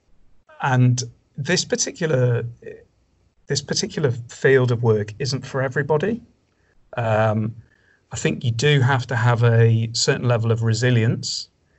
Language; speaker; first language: English; native; English